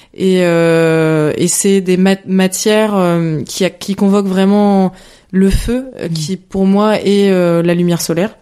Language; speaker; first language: French; native; French